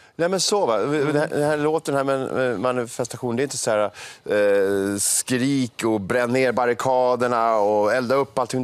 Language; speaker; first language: Swedish; native; Swedish